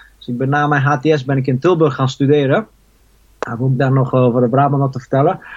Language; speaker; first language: Dutch; early bilingual, other home language; Persian